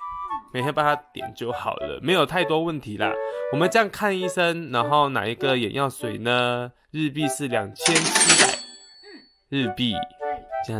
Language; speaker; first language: Chinese; native; Chinese